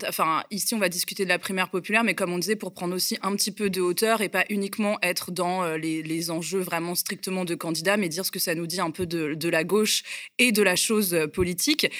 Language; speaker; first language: French; native; French